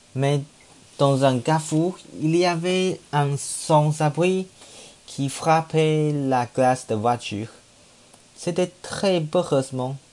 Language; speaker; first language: French; non-native, learner; Chinese